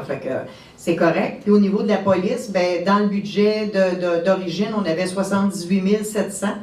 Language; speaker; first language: French; native; French